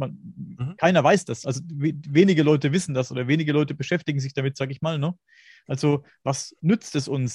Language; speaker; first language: German; native; German